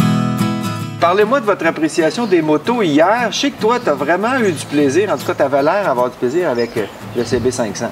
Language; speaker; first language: French; native; French